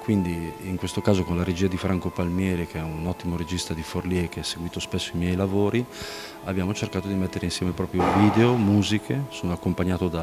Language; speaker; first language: Italian; native; Italian